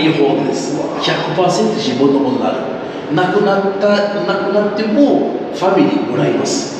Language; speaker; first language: Japanese; non-native, learner; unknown